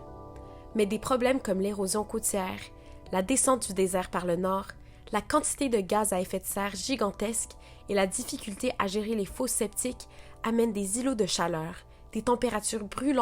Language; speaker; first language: French; native; French